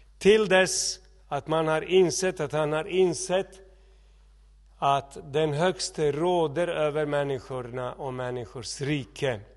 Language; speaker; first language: Swedish; non-native, fluent; Serbian